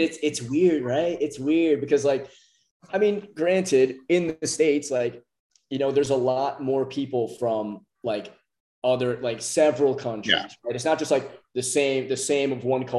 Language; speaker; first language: English; native; English